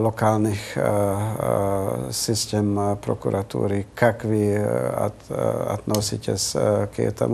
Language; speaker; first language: Russian; non-native, fluent; Hungarian